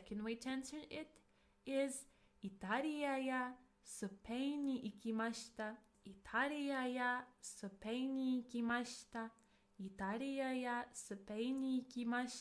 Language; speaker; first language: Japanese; non-native, fluent; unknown